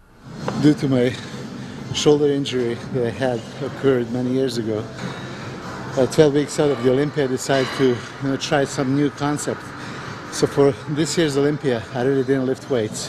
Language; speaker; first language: English; non-native, fluent; Serbian